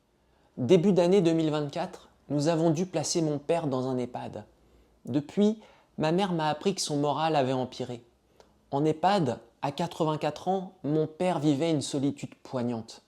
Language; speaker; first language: French; native; French